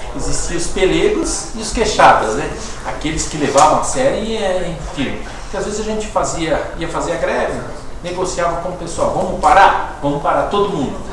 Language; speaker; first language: Portuguese; native; Portuguese